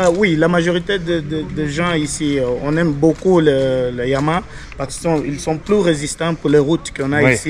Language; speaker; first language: French; non-native, fluent; Portuguese